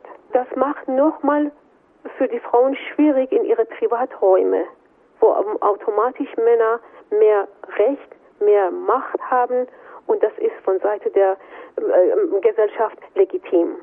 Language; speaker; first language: German; non-native, fluent; Persian